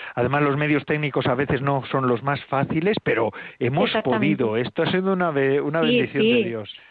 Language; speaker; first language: Spanish; native; Spanish